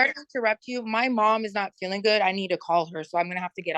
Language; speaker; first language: English; native; English